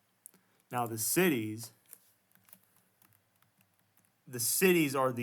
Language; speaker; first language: English; native; English